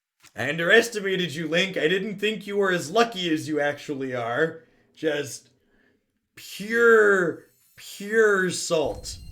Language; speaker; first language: English; native; English